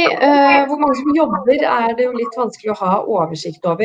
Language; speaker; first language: Norwegian; native; Norwegian